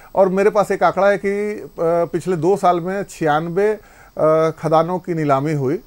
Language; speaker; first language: Hindi; native; Hindi